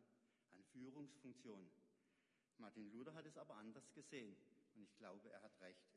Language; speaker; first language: German; native; German